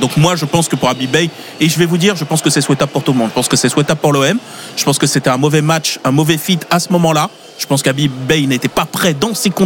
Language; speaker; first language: French; native; French